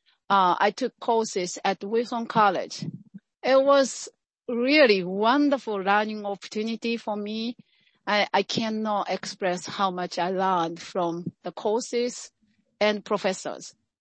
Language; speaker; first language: English; non-native, fluent; Japanese